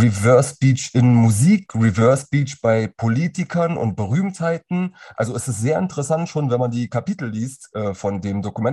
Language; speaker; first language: German; native; German